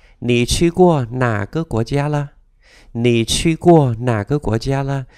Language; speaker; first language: Chinese; non-native, fluent; Vietnamese